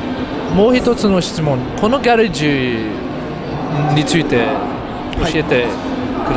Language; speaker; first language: Japanese; non-native, learner; English